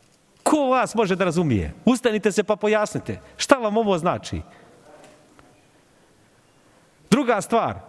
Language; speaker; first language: Serbian; native; Serbian